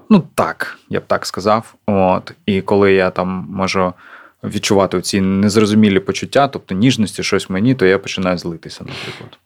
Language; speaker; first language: Ukrainian; non-native, local second language; Russian